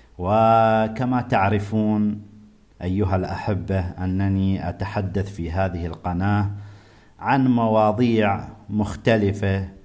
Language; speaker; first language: Arabic; native; Arabic